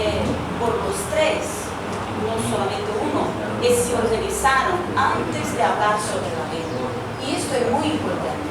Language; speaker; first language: Spanish; non-native, fluent; Portuguese